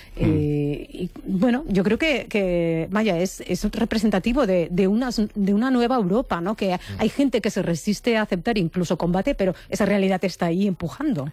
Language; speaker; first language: Spanish; native; Spanish